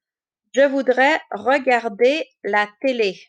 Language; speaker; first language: French; non-native, fluent; English